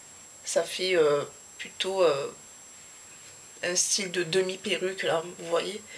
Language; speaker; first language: French; native; French